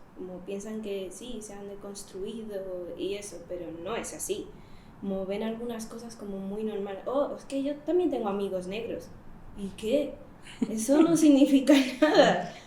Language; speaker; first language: Spanish; early bilingual, other home language; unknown